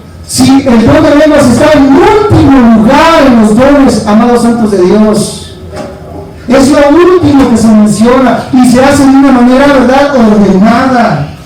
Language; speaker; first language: Spanish; native; Spanish